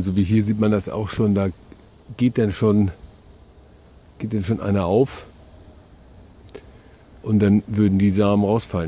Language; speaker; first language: German; native; German